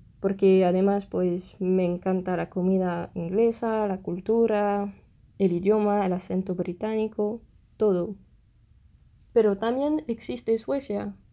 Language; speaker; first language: Spanish; non-native, fluent; French